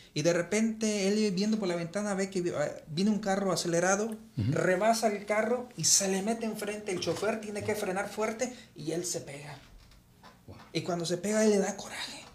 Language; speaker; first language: Spanish; native; Spanish